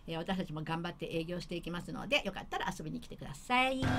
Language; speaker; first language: Japanese; native; Japanese